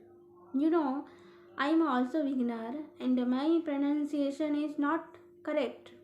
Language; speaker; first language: English; non-native, learner; Hindi